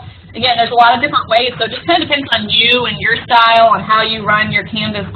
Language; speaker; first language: English; native; English